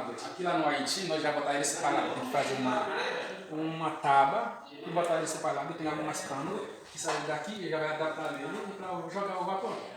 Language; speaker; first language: Portuguese; non-native, learner; Haitian Creole